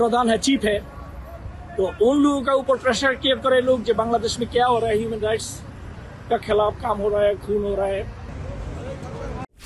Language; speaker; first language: Hindi; non-native, learner; Bangla